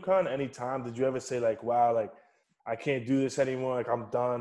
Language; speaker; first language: English; native; English